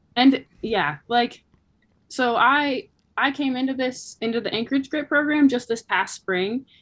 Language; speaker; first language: English; native; English